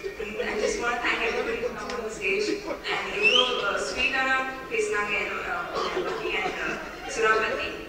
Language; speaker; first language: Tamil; non-native, learner; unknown